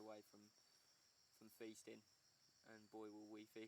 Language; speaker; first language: English; native; English